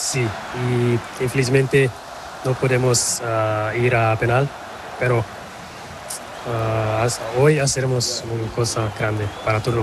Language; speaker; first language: Spanish; non-native, fluent; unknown